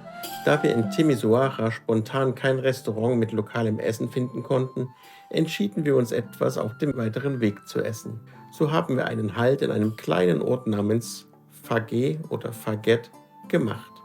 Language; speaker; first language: German; native; German